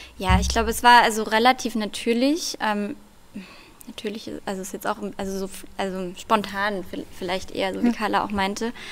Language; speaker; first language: German; early bilingual, other home language; Russian